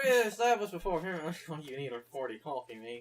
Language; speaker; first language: English; native; English